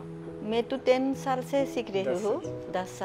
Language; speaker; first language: Hindi; non-native, local second language; Assamese